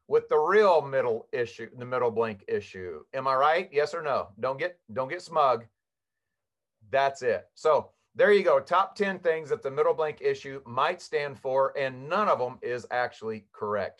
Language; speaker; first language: English; native; English